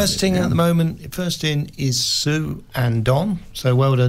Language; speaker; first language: English; native; English